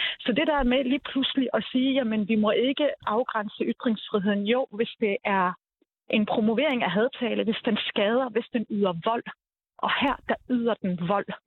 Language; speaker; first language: Danish; early bilingual, other home language; Arabic